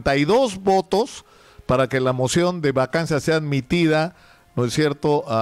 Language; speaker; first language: Spanish; native; Spanish